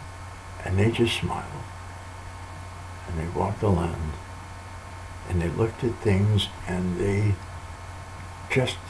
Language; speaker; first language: English; native; English